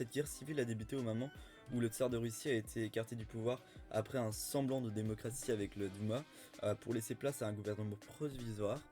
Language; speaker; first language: French; native; French